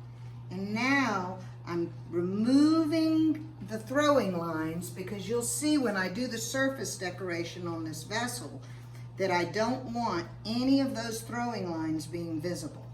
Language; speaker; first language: English; native; English